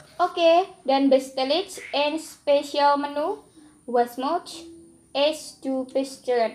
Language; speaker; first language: German; non-native, learner; Indonesian